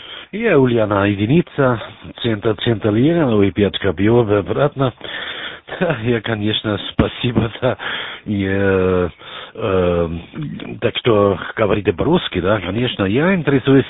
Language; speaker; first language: Russian; non-native, learner; German